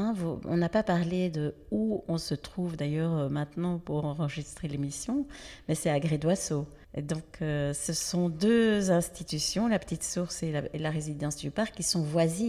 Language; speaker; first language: French; native; French